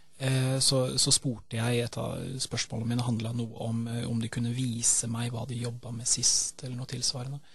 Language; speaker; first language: Norwegian; native; Norwegian